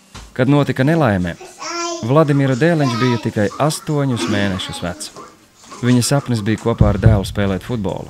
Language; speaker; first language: Latvian; native; Latvian